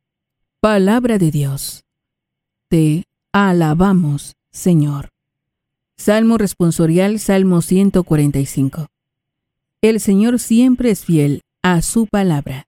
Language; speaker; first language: Spanish; native; Spanish